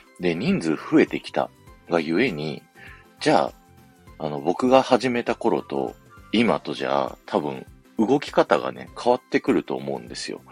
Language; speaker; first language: Japanese; native; Japanese